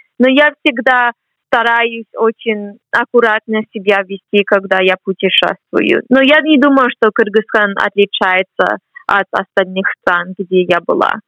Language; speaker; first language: Russian; non-native, fluent; English